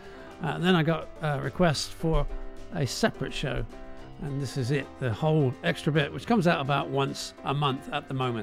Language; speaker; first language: English; native; English